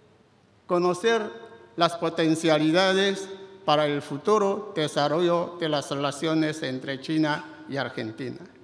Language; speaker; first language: Spanish; non-native, fluent; Chinese